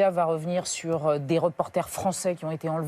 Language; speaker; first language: French; native; French